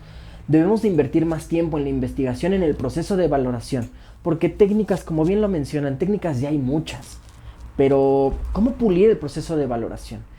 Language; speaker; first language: Spanish; native; Spanish